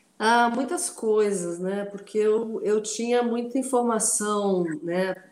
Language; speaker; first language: Portuguese; non-native, local second language; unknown